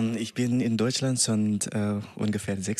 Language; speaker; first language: German; non-native, learner; Indonesian